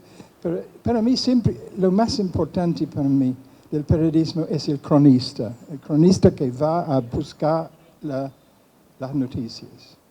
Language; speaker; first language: Spanish; non-native, fluent; English